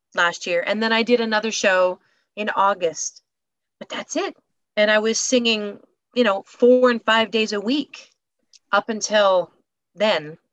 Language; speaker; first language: English; native; English